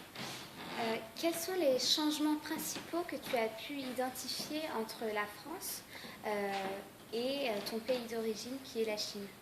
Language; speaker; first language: French; native; French